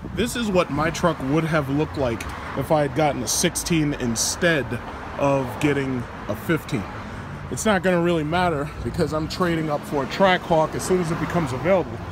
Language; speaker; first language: English; native; English